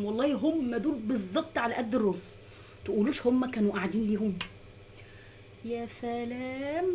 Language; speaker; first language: Arabic; native; Arabic